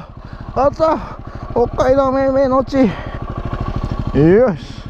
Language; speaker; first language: Japanese; native; Japanese